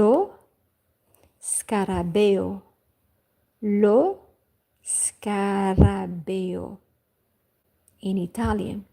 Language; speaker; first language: Italian; non-native, learner; Portuguese